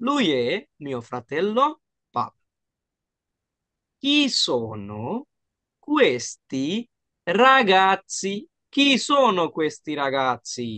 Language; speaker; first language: Italian; non-native, fluent; Bangla